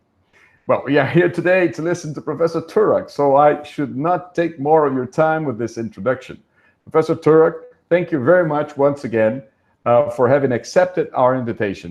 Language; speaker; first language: English; non-native, fluent; Portuguese